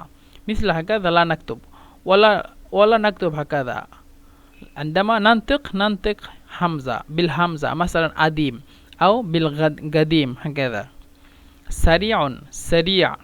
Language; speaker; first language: Arabic; non-native, fluent; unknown